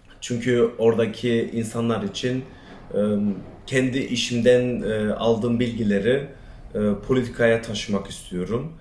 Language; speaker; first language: Turkish; early bilingual, other home language; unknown